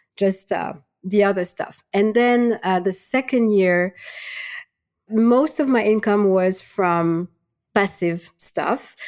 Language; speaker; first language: English; non-native, fluent; Malagasy